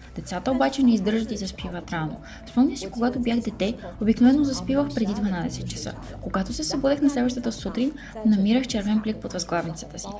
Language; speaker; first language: Bulgarian; non-native, fluent; Chinese